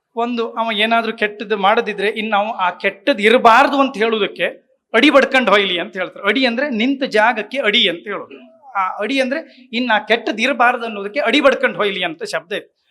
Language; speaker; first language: Kannada; native; Kannada